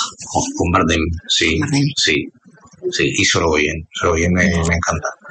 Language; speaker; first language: Spanish; non-native, fluent; Italian